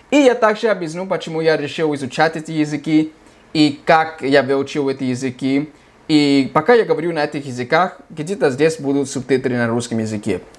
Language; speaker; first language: Russian; non-native, fluent; English